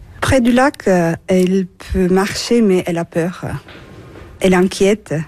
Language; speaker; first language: French; non-native, learner; Turkish